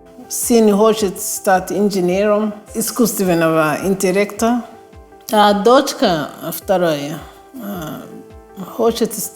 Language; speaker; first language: Russian; non-native, fluent; Kinyarwanda